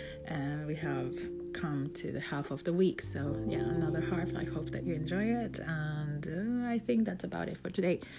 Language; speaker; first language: English; non-native, fluent; Japanese